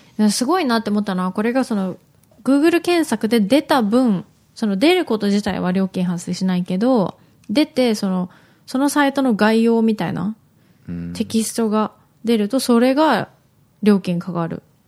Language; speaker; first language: Japanese; native; Japanese